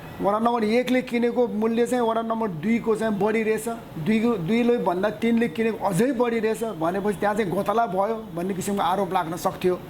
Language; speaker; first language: Nepali; non-native, local second language; Newari